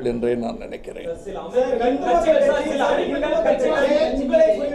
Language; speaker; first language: Tamil; native; Tamil